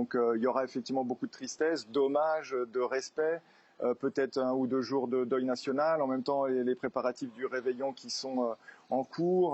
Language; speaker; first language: French; native; French